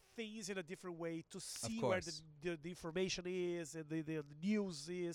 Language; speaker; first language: English; non-native, fluent; Portuguese